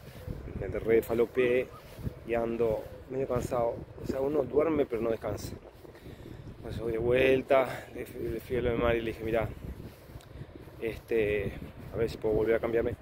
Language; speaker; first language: Spanish; native; Spanish